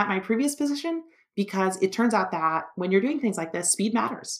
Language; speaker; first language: English; native; English